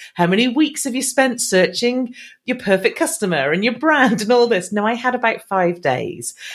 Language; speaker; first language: English; native; English